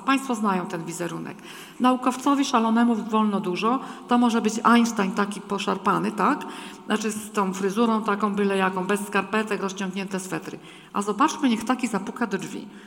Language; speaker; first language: Polish; native; Polish